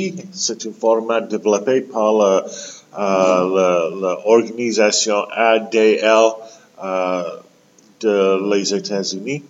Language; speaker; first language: French; non-native, local second language; English